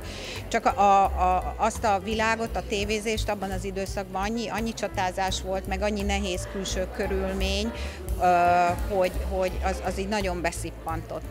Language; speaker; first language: Hungarian; native; Hungarian